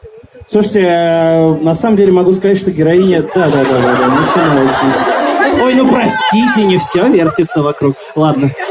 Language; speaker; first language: Russian; native; Russian